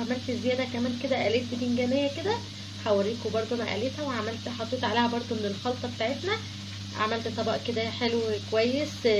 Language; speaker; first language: Arabic; native; Arabic